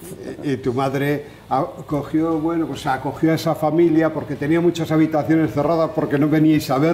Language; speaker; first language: Spanish; native; Spanish